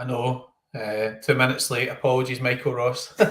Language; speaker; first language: English; native; English